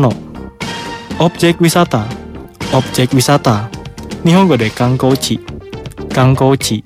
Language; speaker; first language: Japanese; non-native, fluent; Indonesian